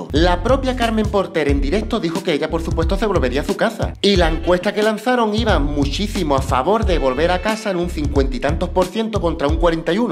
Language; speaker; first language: Spanish; native; Spanish